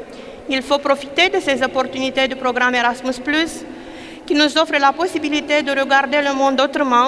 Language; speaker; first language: French; non-native, fluent; Romanian